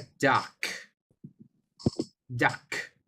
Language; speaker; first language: English; non-native, fluent; Vietnamese